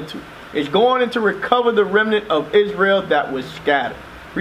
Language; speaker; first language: English; native; English